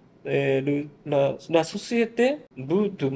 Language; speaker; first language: French; non-native, learner; Japanese